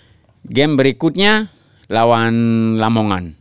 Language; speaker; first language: Indonesian; non-native, local second language; French